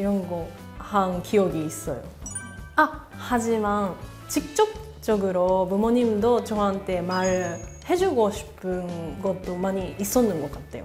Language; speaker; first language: Korean; non-native, learner; Japanese